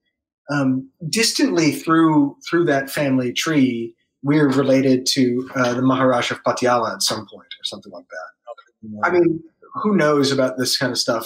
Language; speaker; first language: English; native; English